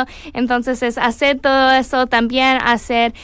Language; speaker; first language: Spanish; non-native, learner; English